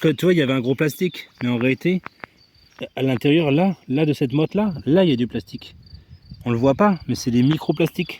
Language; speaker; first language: French; native; French